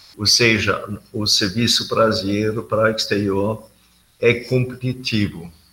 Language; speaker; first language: Portuguese; non-native, fluent; German